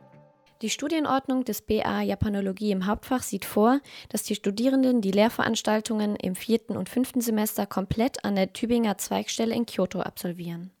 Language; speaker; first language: German; native; German